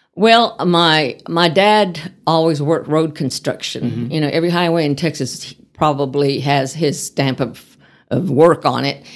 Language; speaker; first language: English; native; English